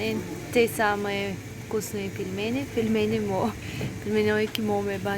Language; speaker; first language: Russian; non-native, learner; Tajik